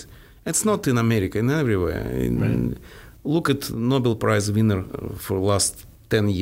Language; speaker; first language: English; non-native, fluent; Russian